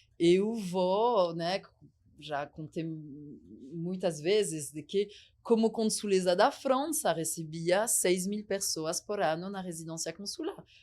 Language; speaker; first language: Portuguese; non-native, fluent; French